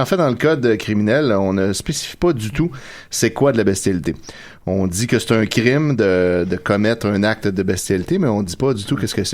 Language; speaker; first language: French; native; French